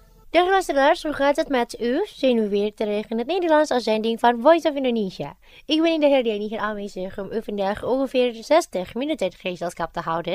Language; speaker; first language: Dutch; non-native, fluent; Indonesian